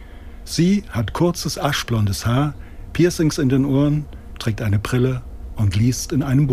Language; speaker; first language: German; native; German